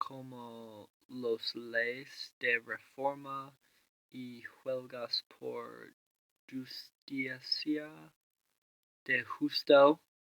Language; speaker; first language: Spanish; non-native, learner; English